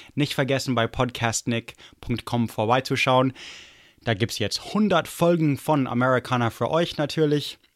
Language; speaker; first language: German; non-native, fluent; English